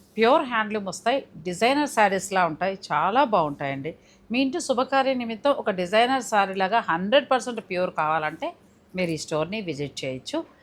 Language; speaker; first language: Telugu; native; Telugu